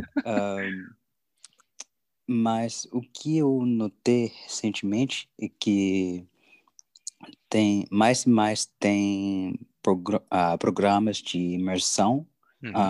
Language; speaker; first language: Portuguese; non-native, learner; English